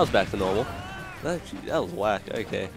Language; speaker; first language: English; native; English